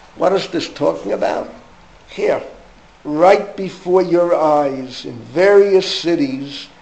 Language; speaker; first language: English; native; English